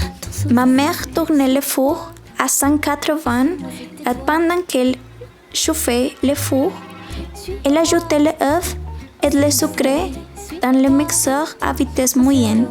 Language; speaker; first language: French; non-native, learner; Spanish